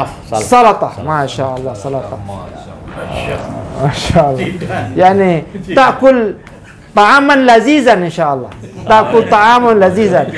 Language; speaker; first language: Arabic; non-native, fluent; Indonesian